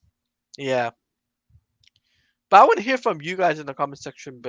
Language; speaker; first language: English; native; English